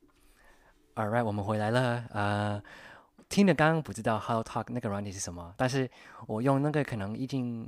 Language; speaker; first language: Chinese; non-native, fluent; English